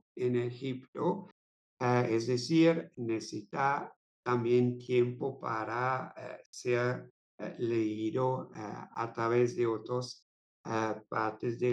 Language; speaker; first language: Spanish; non-native, fluent; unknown